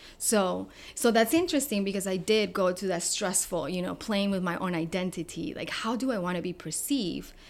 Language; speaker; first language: English; non-native, fluent; Spanish